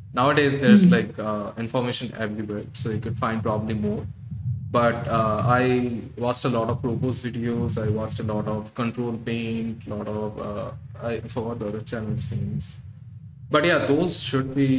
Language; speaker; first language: English; non-native, local second language; Bangla